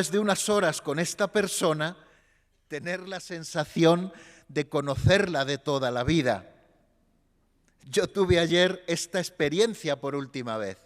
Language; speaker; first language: Spanish; native; Spanish